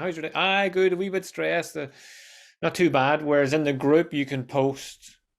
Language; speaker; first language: English; native; English